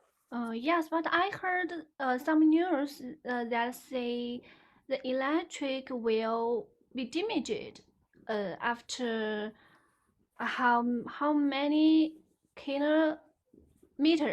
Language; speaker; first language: English; non-native, learner; Chinese